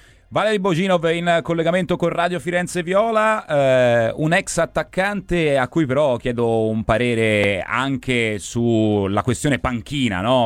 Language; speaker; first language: Italian; native; Italian